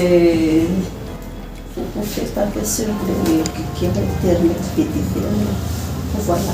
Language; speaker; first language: French; non-native, learner; Malagasy